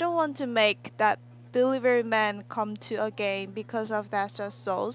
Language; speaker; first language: English; non-native, learner; Korean